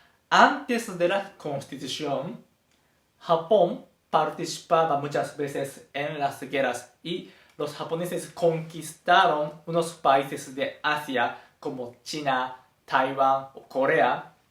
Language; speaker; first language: Spanish; non-native, fluent; Japanese